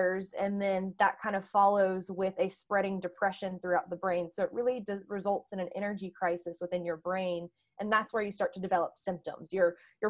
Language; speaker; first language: English; native; English